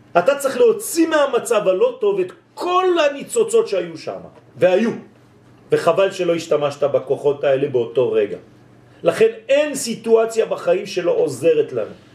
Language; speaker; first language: Hebrew; non-native, fluent; French